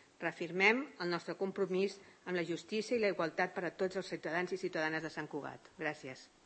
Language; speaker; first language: Catalan; native; Catalan